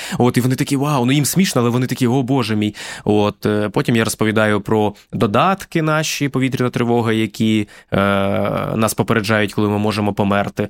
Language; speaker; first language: Ukrainian; native; Ukrainian